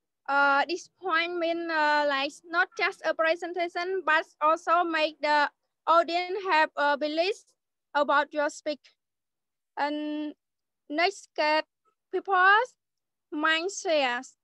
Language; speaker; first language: English; non-native, learner; Khmer